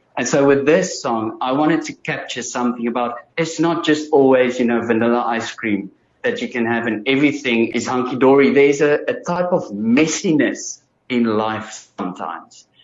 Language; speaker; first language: English; non-native, local second language; Afrikaans